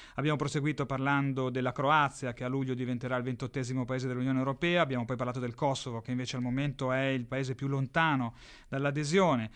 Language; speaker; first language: Italian; native; Italian